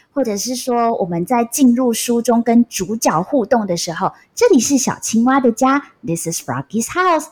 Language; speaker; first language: Chinese; non-native, local second language; Min Nan Chinese